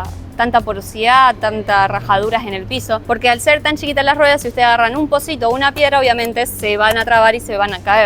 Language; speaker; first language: Spanish; native; Spanish